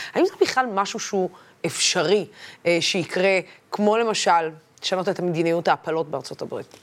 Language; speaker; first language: Hebrew; non-native, local second language; Arabic